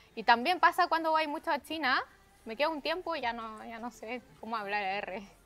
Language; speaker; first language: Spanish; non-native, fluent; Chinese